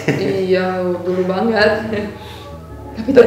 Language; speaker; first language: Indonesian; non-native, fluent; Romanian